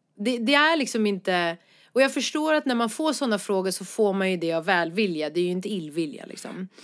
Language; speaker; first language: Swedish; early bilingual, other home language; Persian